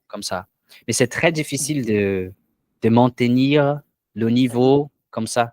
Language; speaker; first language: French; non-native, learner; Portuguese